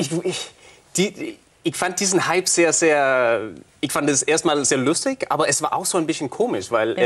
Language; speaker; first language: German; non-native, fluent; Danish